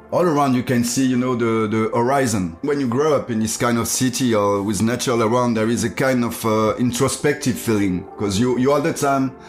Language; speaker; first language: English; non-native, learner; French